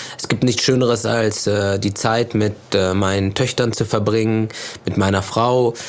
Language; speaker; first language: German; early bilingual, other home language; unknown